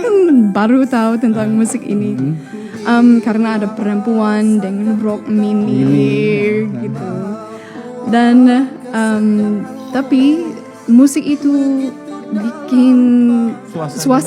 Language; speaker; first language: Indonesian; non-native, fluent; English